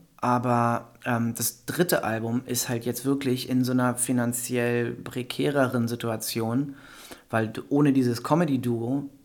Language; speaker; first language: German; native; German